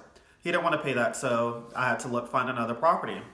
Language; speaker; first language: English; native; English